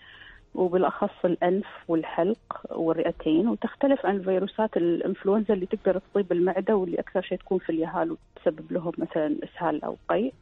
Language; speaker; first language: Arabic; native; Arabic